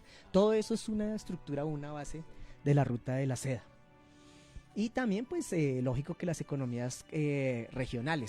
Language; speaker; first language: Spanish; native; Spanish